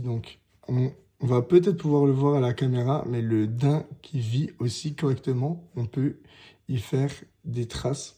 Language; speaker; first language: French; native; French